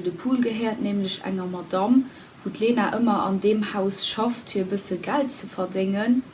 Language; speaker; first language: German; non-native, local second language; Luxembourgish